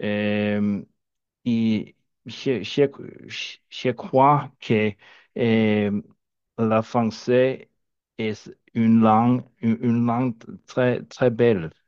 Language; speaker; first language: French; non-native, learner; Danish